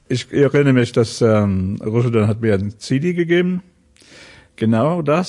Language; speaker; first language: German; non-native, learner; English